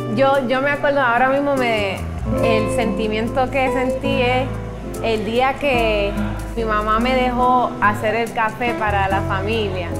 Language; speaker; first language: Spanish; early bilingual, other home language; English